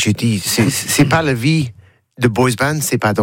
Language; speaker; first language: French; non-native, learner; English